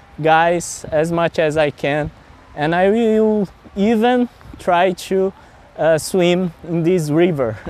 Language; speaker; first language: English; non-native, fluent; Portuguese